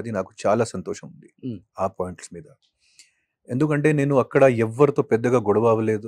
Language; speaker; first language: Telugu; non-native, fluent; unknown